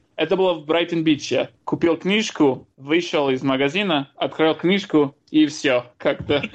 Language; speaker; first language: Russian; non-native, fluent; English